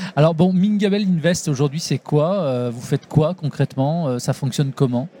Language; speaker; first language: French; native; French